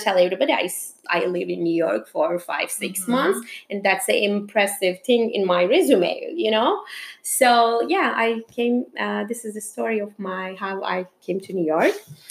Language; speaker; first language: English; non-native, fluent; Turkish